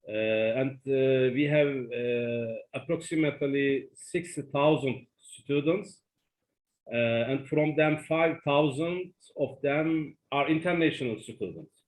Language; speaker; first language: English; non-native, learner; Turkish